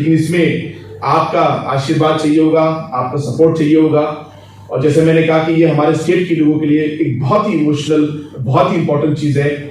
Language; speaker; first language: Hindi; non-native, local second language; Garo